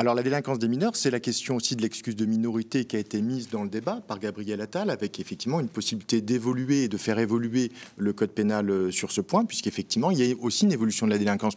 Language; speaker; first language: French; native; French